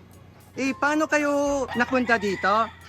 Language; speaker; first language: Filipino; non-native, fluent; Japanese